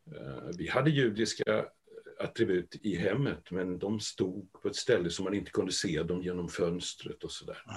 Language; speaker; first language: Swedish; native; Swedish